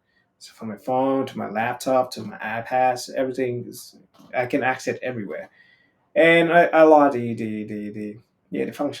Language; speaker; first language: English; non-native, fluent; Vietnamese